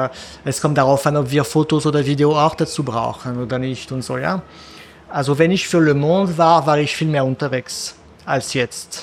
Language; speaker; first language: German; non-native, fluent; French